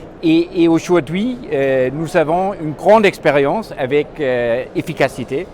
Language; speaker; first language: French; non-native, fluent; Danish